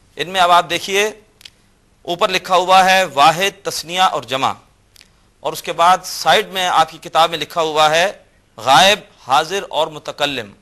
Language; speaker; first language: Urdu; native; Urdu